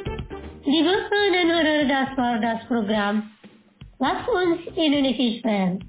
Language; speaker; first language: German; non-native, fluent; Indonesian